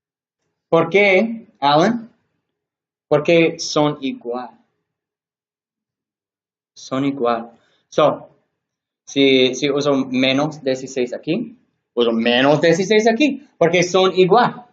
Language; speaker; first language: Spanish; non-native, learner; English